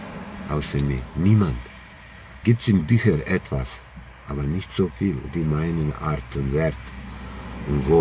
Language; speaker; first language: German; non-native, learner; Croatian